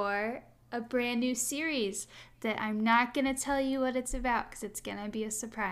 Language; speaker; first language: English; native; English